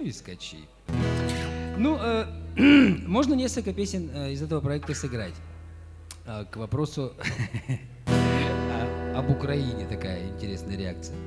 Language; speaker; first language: Russian; native; Russian